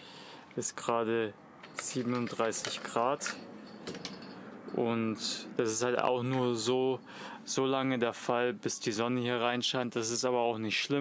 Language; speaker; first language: German; native; German